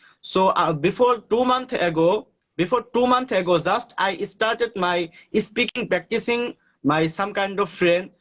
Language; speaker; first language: English; non-native, learner; Bangla